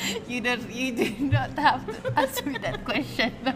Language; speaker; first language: English; non-native, local second language; Malay